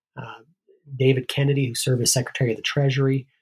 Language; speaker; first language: English; native; English